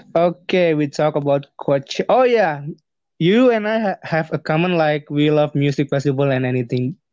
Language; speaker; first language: English; non-native, fluent; Indonesian